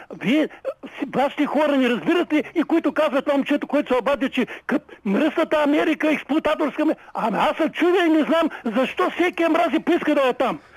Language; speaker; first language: Bulgarian; native; Bulgarian